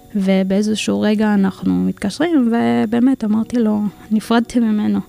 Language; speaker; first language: Hebrew; non-native, fluent; Filipino